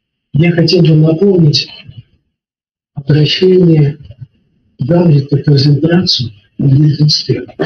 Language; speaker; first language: Russian; native; Russian